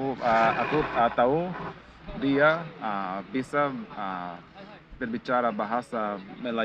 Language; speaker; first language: Indonesian; non-native, learner; Portuguese